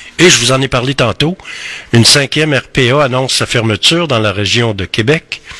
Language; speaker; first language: French; native; French